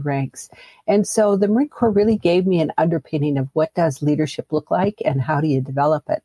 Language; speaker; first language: English; native; English